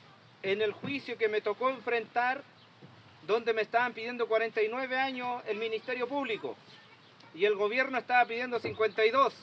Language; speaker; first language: Spanish; native; Spanish